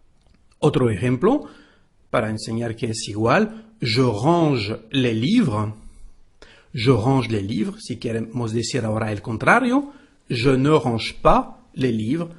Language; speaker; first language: Spanish; non-native, fluent; French